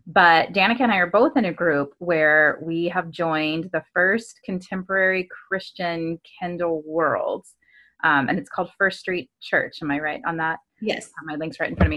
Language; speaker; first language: English; native; English